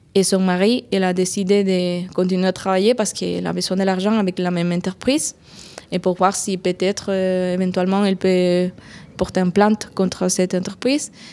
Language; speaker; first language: French; non-native, fluent; Spanish